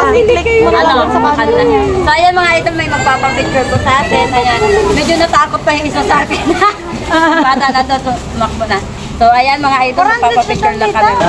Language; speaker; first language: Filipino; non-native, local second language; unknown